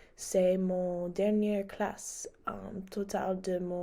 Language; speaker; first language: French; non-native, learner; English